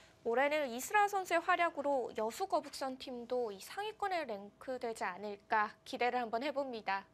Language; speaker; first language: Korean; native; Korean